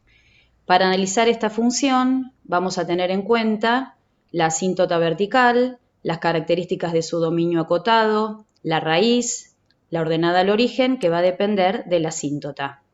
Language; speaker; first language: Spanish; native; Spanish